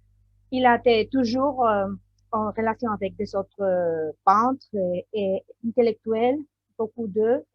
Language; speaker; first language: French; non-native, learner; Spanish